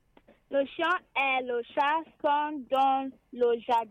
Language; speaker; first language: French; non-native, learner; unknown